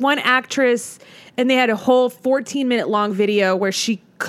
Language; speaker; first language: English; native; English